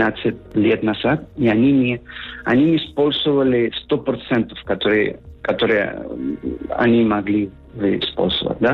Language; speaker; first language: Russian; non-native, learner; Spanish